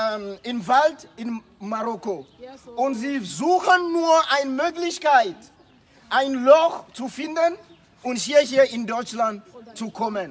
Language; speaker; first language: German; non-native, fluent; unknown